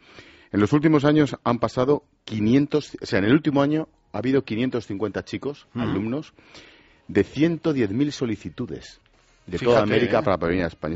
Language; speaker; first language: Spanish; native; Spanish